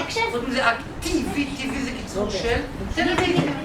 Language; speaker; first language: Hebrew; native; Hebrew